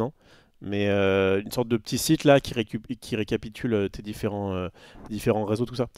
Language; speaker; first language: French; native; French